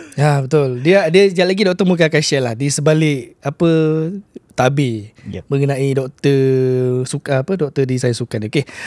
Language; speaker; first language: Malay; native; Malay